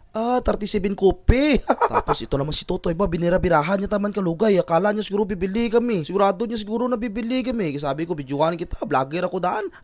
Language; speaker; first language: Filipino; non-native, local second language; Hiligaynon